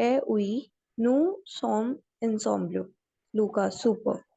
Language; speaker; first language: French; non-native, learner; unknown